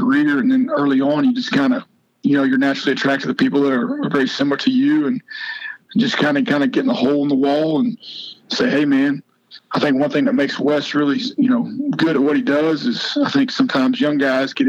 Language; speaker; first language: English; native; English